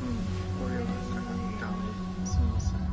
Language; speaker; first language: Japanese; non-native, learner; English